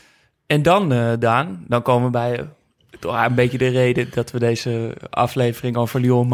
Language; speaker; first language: Dutch; native; Dutch